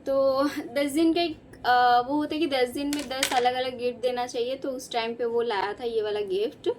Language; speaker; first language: Hindi; non-native, local second language; Bangla